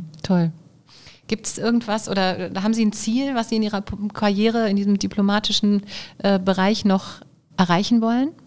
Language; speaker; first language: German; native; German